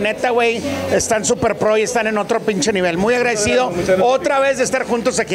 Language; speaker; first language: Spanish; native; Spanish